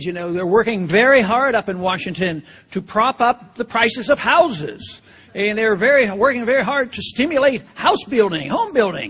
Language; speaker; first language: English; native; English